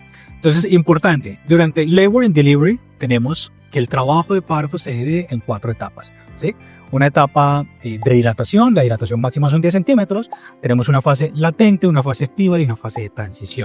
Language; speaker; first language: Spanish; native; Spanish